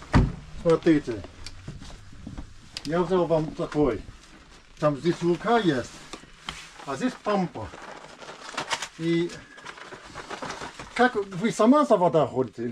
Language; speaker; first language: Russian; non-native, learner; English